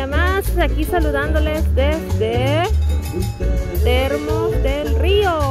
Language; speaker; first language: Spanish; native; Spanish